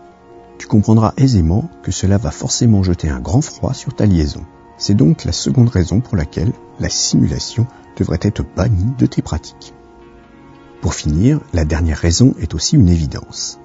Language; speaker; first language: French; native; French